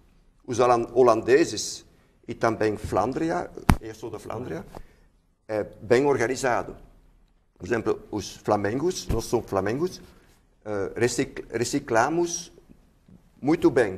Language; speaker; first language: Portuguese; non-native, fluent; Dutch